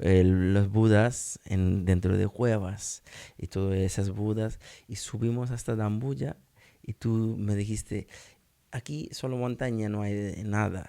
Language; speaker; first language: Spanish; non-native, learner; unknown